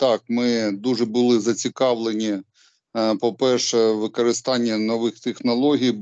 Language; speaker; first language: Ukrainian; non-native, local second language; Russian